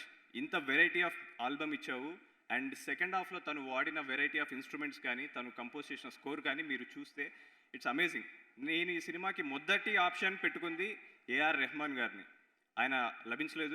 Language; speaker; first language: Telugu; native; Telugu